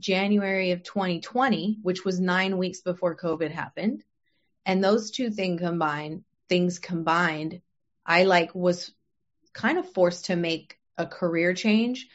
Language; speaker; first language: English; early bilingual, other home language; French